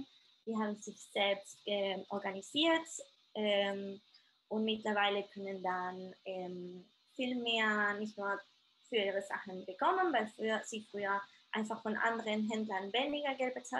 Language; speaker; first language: German; non-native, fluent; Spanish